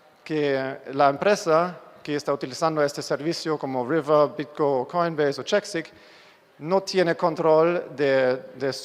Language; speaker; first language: Spanish; non-native, fluent; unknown